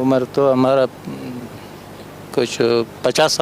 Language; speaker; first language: Hindi; non-native, learner; Pashto